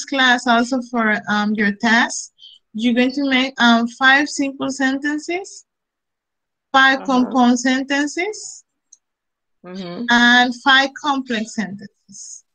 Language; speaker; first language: English; non-native, fluent; Spanish